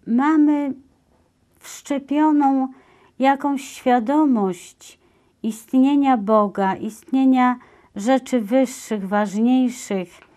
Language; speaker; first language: Polish; native; Polish